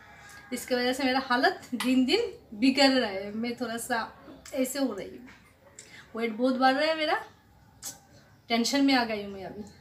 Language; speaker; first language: Hindi; non-native, local second language; Bangla